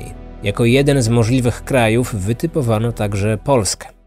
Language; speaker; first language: Polish; native; Polish